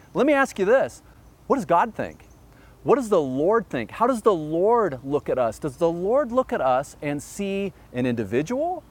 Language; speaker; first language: English; early bilingual, other home language; Dutch